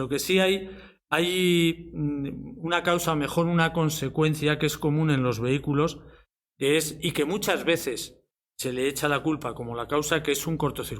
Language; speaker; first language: Spanish; native; Spanish